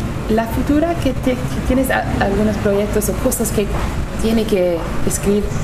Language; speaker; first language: Spanish; non-native, learner; English